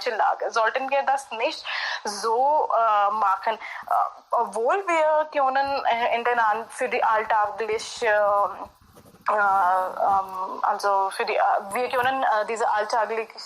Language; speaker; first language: German; non-native, fluent; Hindi